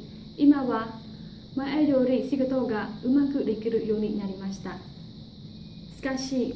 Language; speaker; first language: Japanese; non-native, learner; Khmer